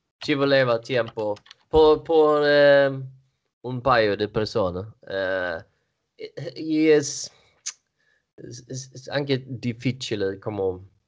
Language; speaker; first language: Italian; non-native, learner; Swedish